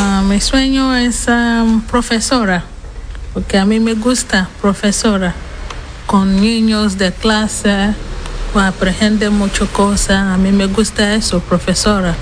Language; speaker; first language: Spanish; non-native, learner; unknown